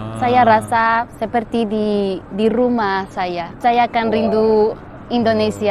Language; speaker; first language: Indonesian; non-native, fluent; Spanish